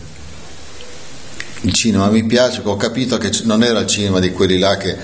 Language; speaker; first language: Italian; native; Italian